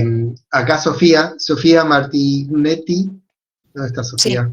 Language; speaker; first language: Spanish; native; Spanish